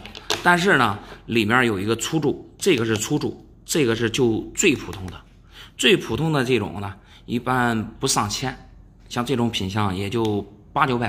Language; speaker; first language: Chinese; native; Chinese